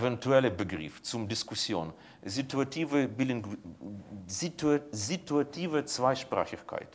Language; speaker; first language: German; non-native, fluent; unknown